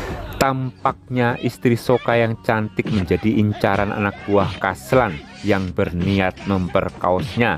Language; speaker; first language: Indonesian; native; Indonesian